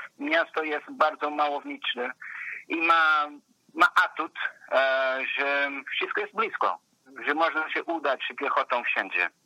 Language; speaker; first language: Polish; non-native, fluent; Portuguese